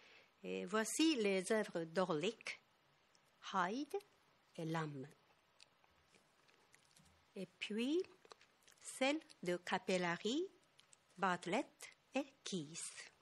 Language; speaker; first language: French; non-native, fluent; Japanese